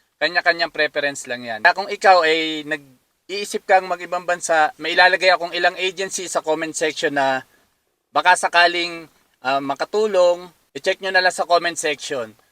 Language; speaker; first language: Filipino; native; Filipino